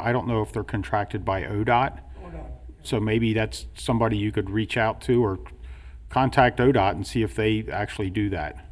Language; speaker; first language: English; native; English